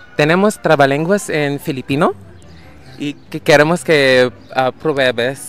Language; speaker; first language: Spanish; non-native, fluent; Filipino